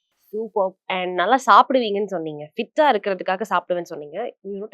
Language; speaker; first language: Tamil; native; Tamil